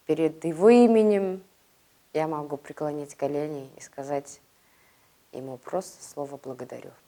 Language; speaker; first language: Russian; non-native, local second language; Kazakh